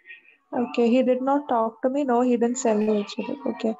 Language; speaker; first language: English; non-native, learner; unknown